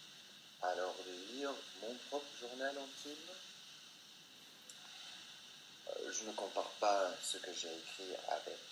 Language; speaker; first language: French; non-native, learner; English